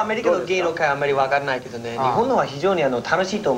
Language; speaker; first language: Japanese; non-native, fluent; English